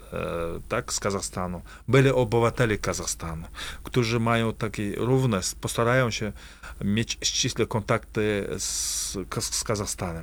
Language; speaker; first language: Polish; non-native, fluent; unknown